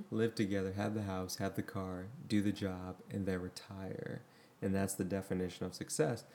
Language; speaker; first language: English; native; English